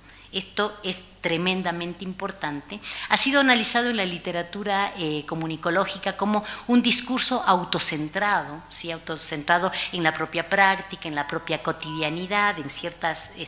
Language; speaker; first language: Spanish; native; Spanish